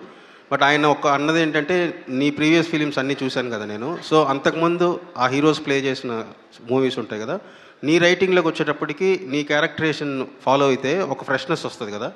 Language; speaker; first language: Telugu; native; Telugu